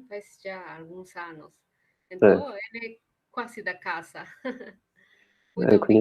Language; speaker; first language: Portuguese; non-native, fluent; Spanish